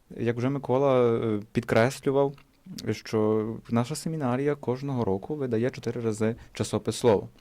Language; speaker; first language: Ukrainian; native; Ukrainian